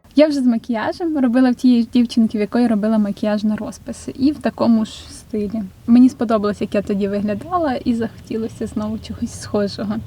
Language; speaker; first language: Ukrainian; non-native, local second language; Russian